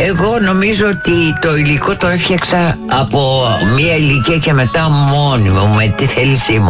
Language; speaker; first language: Greek; native; Greek